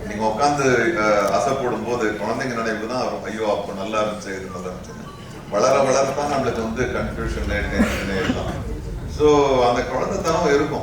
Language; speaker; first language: Tamil; native; Tamil